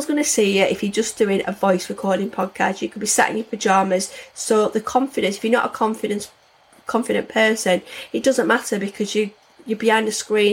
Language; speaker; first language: English; native; English